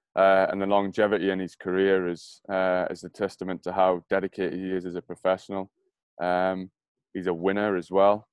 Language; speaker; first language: English; native; English